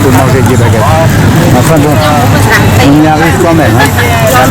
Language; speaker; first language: French; native; French